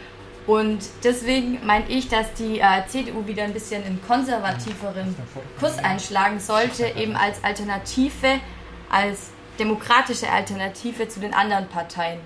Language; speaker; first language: German; native; German